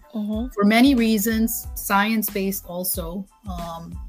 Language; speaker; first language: English; non-native, fluent; Dutch